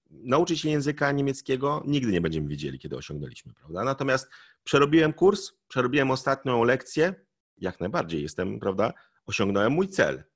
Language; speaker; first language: Polish; native; Polish